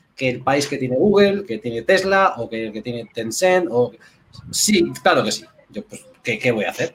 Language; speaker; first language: Spanish; native; Spanish